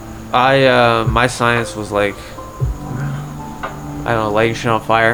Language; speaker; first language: English; early bilingual, other home language; Polish